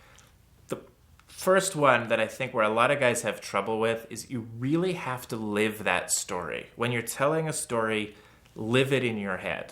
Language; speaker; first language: English; native; English